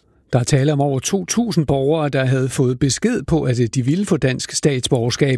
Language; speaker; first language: Danish; native; Danish